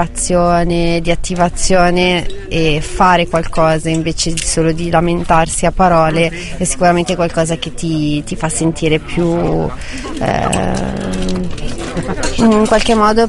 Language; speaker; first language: Italian; native; Italian